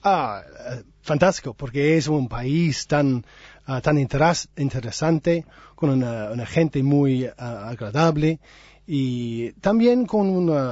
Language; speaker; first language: Spanish; non-native, learner; English